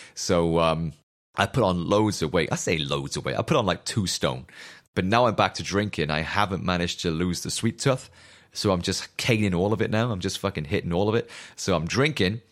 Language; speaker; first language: English; native; English